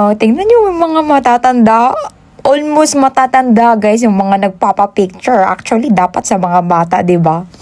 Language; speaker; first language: Filipino; non-native, local second language; Hiligaynon